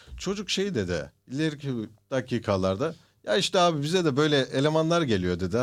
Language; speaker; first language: Turkish; early bilingual, heritage; Turkish